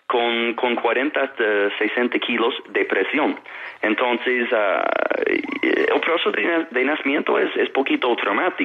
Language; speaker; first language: Spanish; non-native, fluent; English